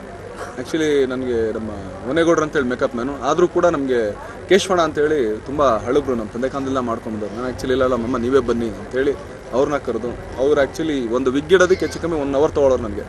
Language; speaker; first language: Kannada; native; Kannada